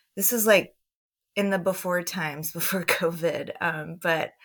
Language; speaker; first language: English; native; English